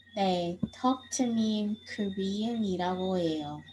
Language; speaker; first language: Korean; non-native, learner; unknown